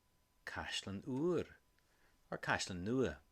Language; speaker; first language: Irish; non-native, local second language; English